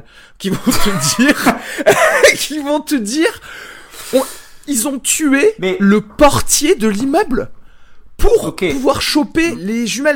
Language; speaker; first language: French; native; French